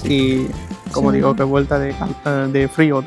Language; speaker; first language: Spanish; non-native, learner; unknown